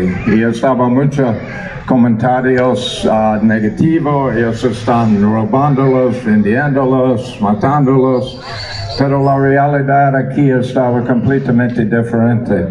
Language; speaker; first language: Spanish; non-native, learner; English